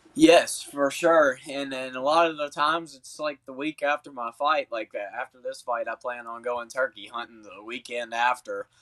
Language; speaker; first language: English; native; English